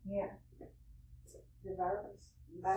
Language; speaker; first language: English; non-native, learner; Spanish